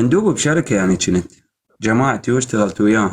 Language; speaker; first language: Arabic; native; Arabic